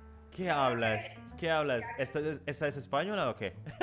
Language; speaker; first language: Spanish; non-native, learner; Indonesian